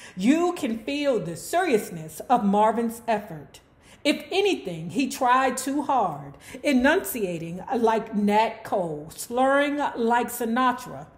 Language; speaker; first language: English; native; English